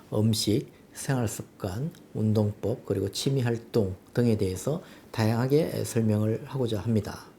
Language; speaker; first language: Korean; native; Korean